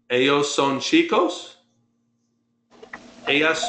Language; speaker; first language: Spanish; non-native, fluent; English